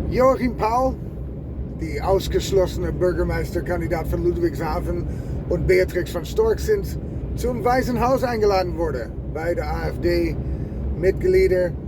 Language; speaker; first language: German; non-native, fluent; English